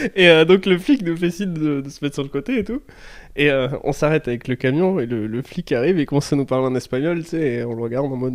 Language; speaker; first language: French; native; French